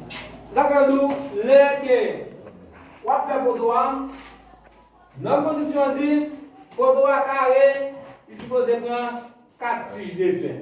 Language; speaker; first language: French; non-native, local second language; Haitian Creole